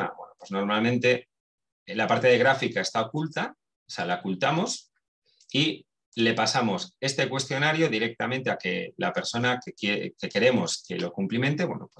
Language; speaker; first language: Spanish; native; Spanish